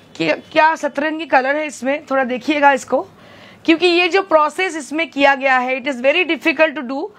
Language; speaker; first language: Hindi; non-native, local second language; Bangla